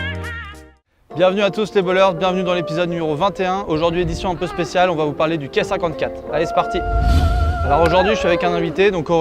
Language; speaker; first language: French; native; French